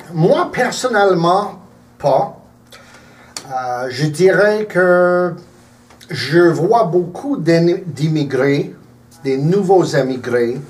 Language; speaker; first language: French; early bilingual, heritage; English